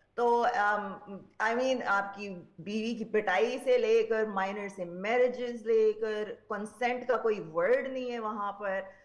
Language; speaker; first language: Urdu; native; Urdu